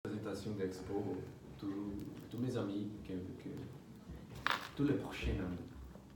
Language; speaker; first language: French; non-native, learner; Portuguese